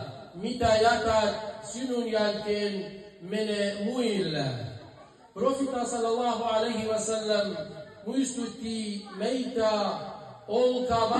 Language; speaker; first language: Finnish; non-native, fluent; Arabic